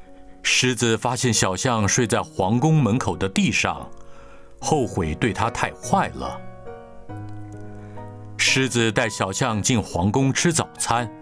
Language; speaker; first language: Chinese; native; Chinese